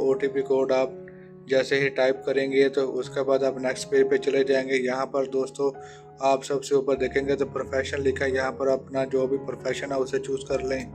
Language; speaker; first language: Urdu; non-native, local second language; Punjabi